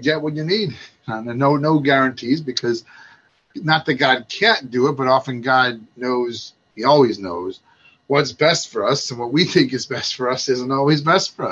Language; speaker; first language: English; native; English